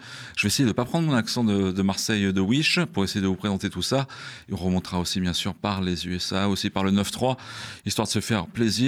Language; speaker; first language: French; native; French